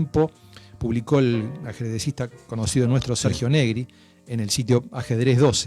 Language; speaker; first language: Spanish; native; Spanish